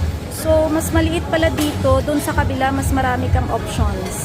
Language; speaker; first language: Filipino; non-native, local second language; Hiligaynon